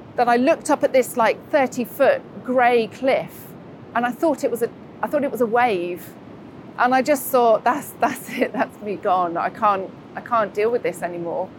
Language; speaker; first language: English; native; English